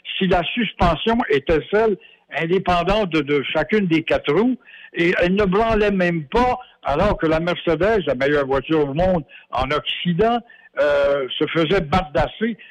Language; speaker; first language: French; native; French